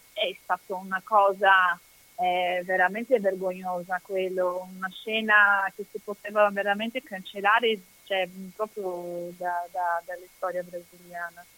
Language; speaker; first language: Italian; non-native, fluent; Portuguese